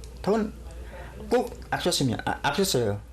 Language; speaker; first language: Korean; non-native, learner; Khmer